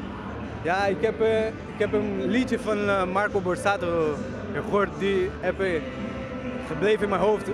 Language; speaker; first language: Dutch; non-native, learner; Portuguese